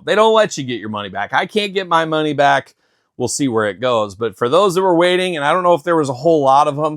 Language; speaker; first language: English; native; English